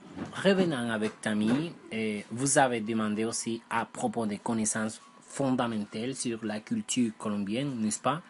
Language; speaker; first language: French; non-native, fluent; Spanish